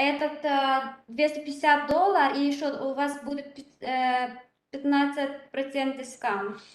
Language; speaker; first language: Russian; non-native, learner; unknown